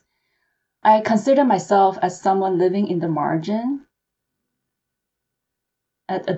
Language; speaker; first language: English; non-native, local second language; Cantonese